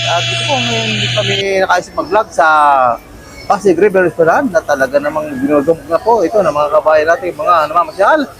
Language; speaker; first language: Filipino; native; Filipino